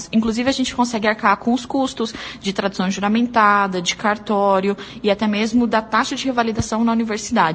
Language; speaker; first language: Portuguese; native; Portuguese